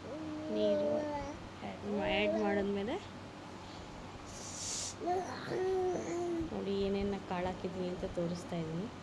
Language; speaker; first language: Kannada; native; Kannada